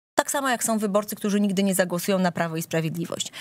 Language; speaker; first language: Polish; native; Polish